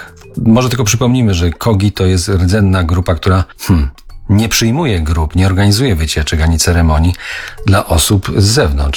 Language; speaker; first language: Polish; native; Polish